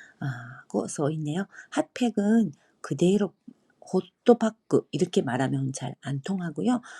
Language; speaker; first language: Korean; non-native, fluent; Japanese